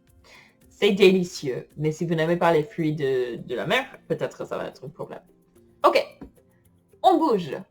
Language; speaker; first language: French; non-native, fluent; English